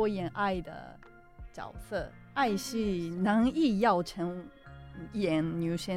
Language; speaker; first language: Chinese; non-native, fluent; Japanese